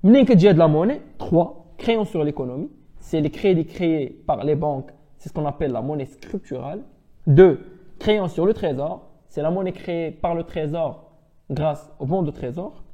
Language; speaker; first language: French; non-native, local second language; Arabic